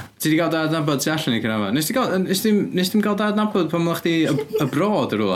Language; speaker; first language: Welsh; native; Welsh